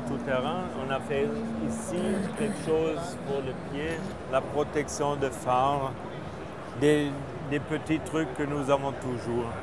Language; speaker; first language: French; non-native, fluent; German